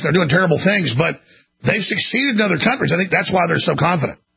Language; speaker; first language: English; native; English